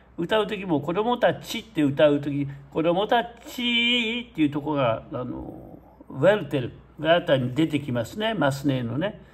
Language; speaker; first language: Japanese; native; Japanese